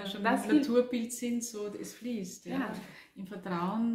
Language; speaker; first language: German; native; German